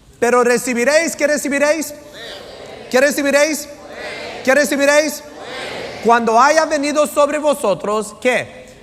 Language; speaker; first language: Spanish; non-native, fluent; English